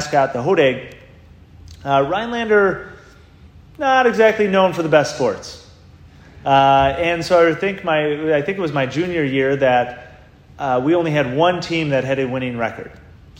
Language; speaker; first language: English; native; English